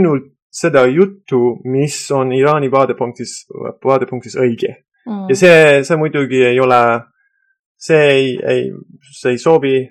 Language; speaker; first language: Estonian; non-native, fluent; Persian